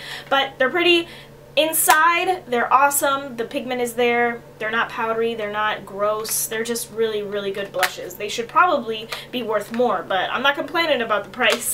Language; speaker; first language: English; native; English